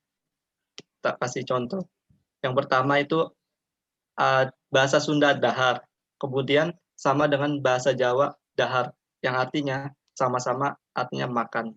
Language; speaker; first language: Indonesian; non-native, local second language; Javanese